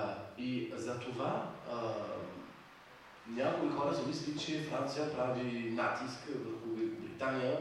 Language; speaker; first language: Bulgarian; non-native, fluent; French